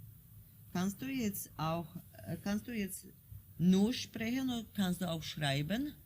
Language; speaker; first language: German; non-native, fluent; Polish